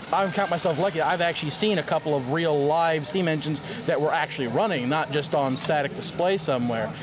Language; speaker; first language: English; non-native, fluent; German